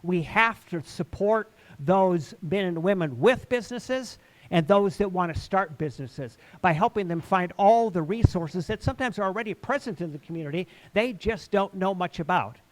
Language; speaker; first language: English; native; English